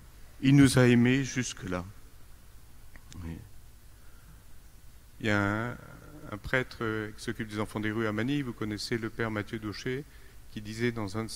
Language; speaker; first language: French; native; French